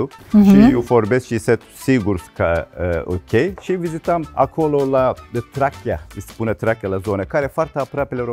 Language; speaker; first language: Romanian; non-native, learner; Turkish